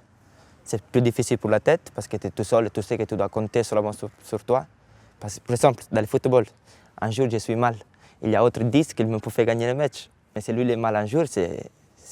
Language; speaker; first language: French; non-native, learner; Italian